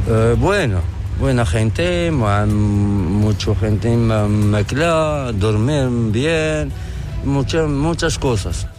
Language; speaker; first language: Spanish; non-native, learner; Arabic